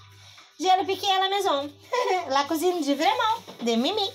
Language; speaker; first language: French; non-native, learner; Portuguese